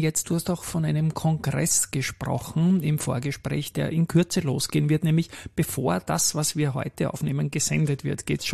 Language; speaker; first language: German; native; German